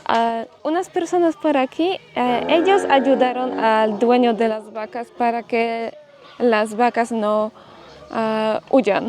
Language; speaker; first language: Spanish; non-native, fluent; Polish